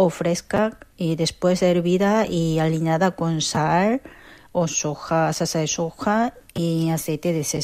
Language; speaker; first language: Spanish; non-native, fluent; Korean